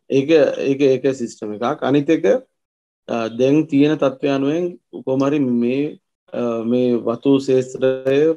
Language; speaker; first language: Sinhala; non-native, local second language; Tamil